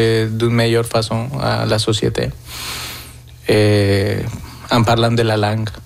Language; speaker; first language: French; non-native, fluent; Spanish